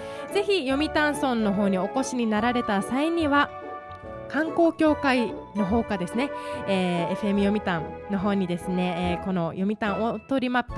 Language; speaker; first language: Japanese; native; Japanese